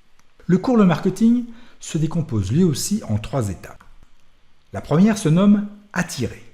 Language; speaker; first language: French; native; French